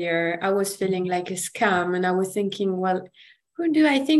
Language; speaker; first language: English; non-native, fluent; French